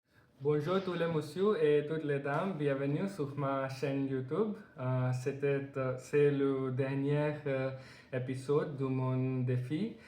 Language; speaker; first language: French; non-native, learner; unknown